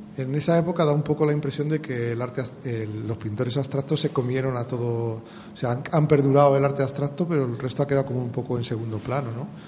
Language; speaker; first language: Spanish; native; Spanish